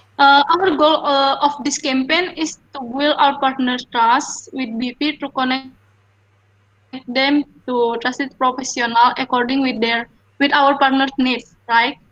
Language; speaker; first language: English; non-native, learner; Indonesian